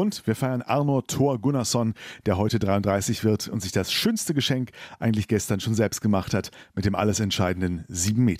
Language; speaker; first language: German; native; German